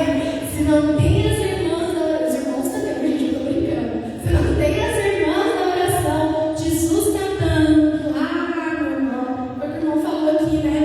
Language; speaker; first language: Portuguese; native; Portuguese